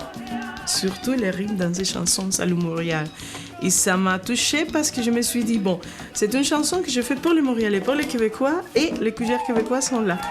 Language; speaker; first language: French; non-native, fluent; Spanish